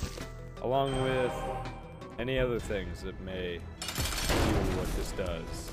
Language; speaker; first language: English; native; English